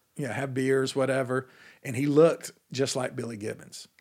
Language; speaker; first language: English; native; English